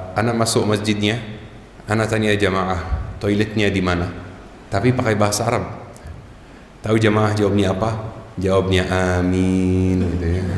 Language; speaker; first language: Indonesian; non-native, fluent; Arabic